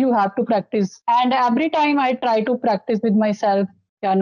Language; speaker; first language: English; non-native, local second language; Dogri